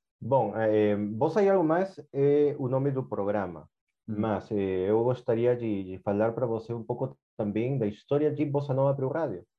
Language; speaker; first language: Portuguese; non-native, fluent; Spanish